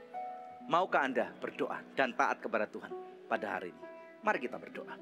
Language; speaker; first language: Indonesian; native; Indonesian